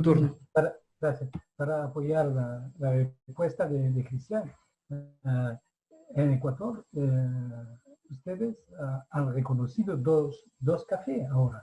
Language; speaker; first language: Spanish; non-native, fluent; French